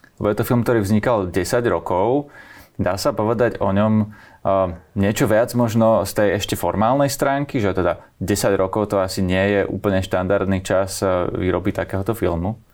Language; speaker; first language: Slovak; native; Slovak